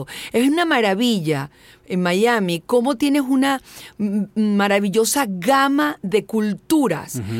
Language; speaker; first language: Spanish; native; Spanish